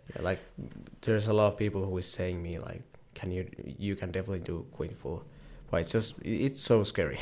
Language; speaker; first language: English; non-native, learner; Finnish